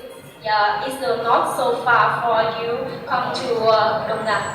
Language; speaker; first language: English; non-native, learner; Vietnamese